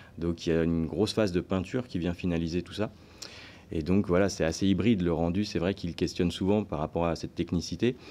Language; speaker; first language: French; native; French